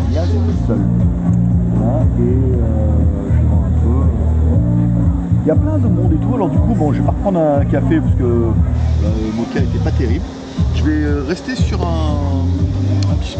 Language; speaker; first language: French; native; French